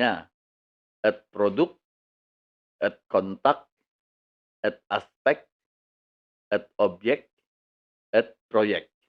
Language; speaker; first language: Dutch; non-native, fluent; Indonesian